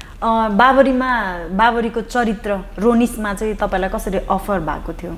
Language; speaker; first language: Nepali; native; Nepali